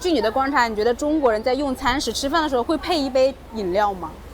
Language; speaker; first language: Chinese; native; Chinese